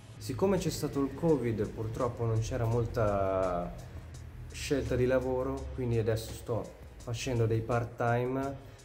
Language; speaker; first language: Italian; early bilingual, other home language; Filipino